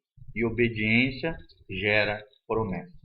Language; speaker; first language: Portuguese; native; Portuguese